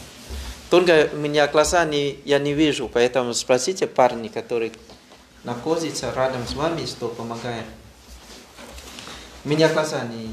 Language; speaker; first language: Russian; non-native, learner; Thai